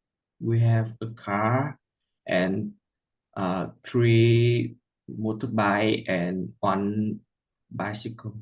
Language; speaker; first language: English; non-native, learner; Vietnamese